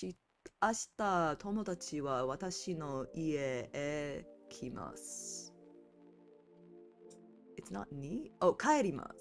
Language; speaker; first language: Japanese; non-native, learner; English